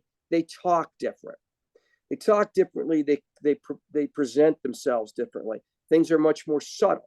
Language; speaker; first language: English; native; English